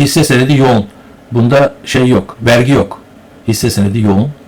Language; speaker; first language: Turkish; native; Turkish